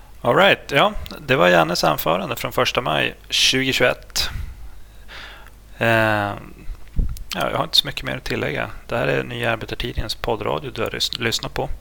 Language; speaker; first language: Swedish; native; Swedish